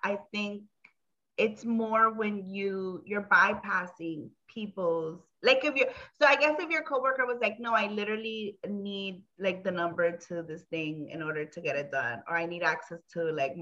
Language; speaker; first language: English; native; English